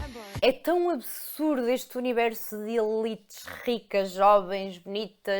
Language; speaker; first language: Portuguese; native; Portuguese